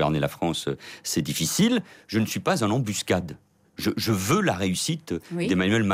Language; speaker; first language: French; early bilingual, other home language; Catalan